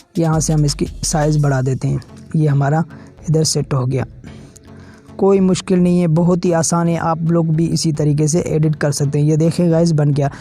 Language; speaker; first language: Urdu; non-native, local second language; Sindhi